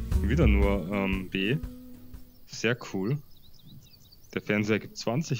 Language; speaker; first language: German; native; German